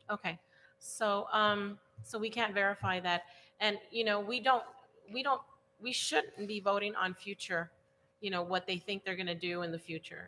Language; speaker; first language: English; early bilingual, other home language; Spanish